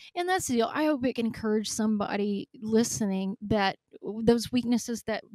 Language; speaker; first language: English; native; English